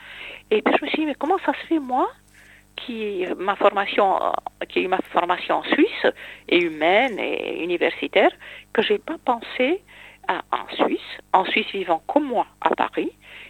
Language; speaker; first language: French; non-native, fluent; Romanian